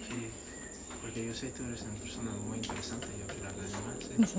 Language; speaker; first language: Spanish; non-native, learner; English